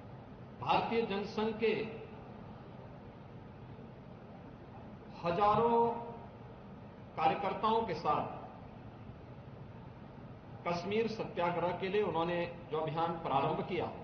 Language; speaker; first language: Hindi; native; Hindi